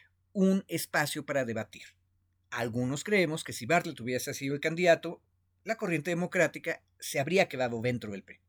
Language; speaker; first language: Spanish; native; Spanish